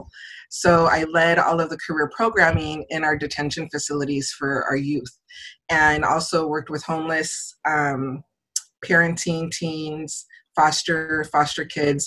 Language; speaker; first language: English; native; English